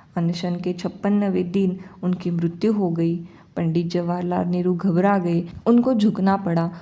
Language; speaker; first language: Hindi; native; Hindi